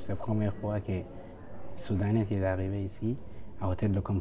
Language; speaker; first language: French; non-native, learner; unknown